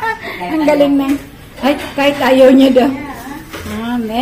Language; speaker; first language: Filipino; native; Filipino